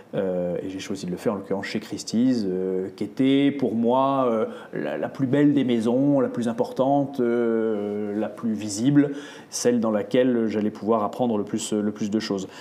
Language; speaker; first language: French; native; French